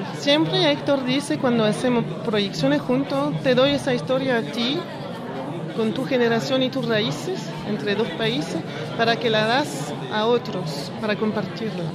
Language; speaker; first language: Spanish; early bilingual, heritage; French